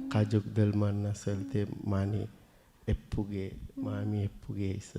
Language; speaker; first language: Korean; non-native, learner; Sinhala